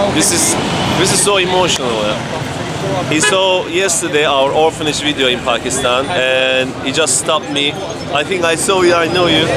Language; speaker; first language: English; non-native, fluent; Turkish